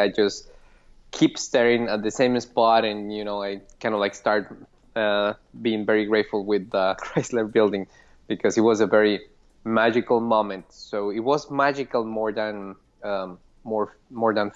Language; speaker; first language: English; non-native, fluent; Spanish